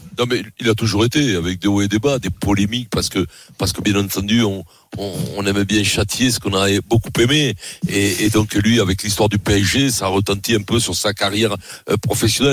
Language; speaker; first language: French; native; French